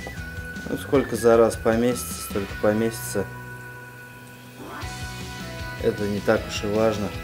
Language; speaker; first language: Russian; native; Russian